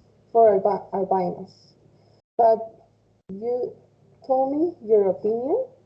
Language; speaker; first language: English; non-native, fluent; Spanish